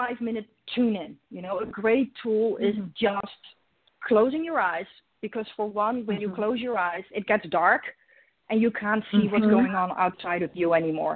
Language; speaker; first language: English; non-native, fluent; Dutch